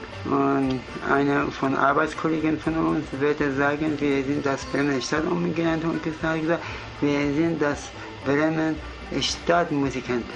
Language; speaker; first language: German; non-native, fluent; Kurdish